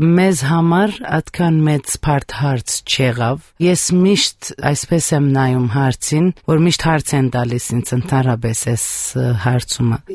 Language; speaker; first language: Armenian; early bilingual, heritage; Armenian